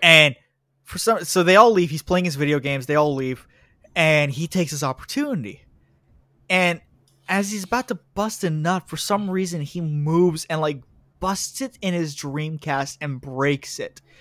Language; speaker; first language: English; native; English